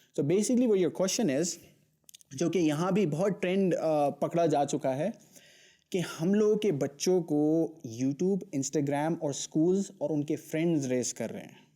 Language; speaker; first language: Urdu; native; Urdu